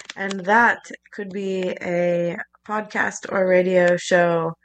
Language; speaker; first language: English; native; English